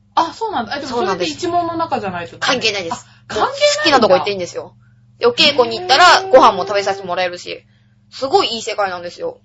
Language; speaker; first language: Japanese; native; Japanese